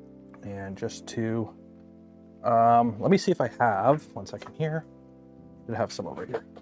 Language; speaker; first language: English; native; English